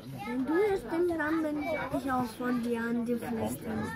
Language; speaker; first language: German; native; German